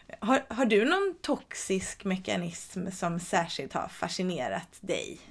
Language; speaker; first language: Swedish; native; Swedish